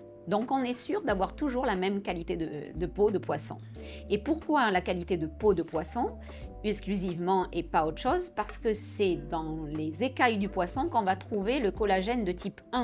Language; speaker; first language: French; native; French